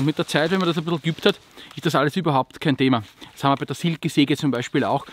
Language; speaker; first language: German; native; German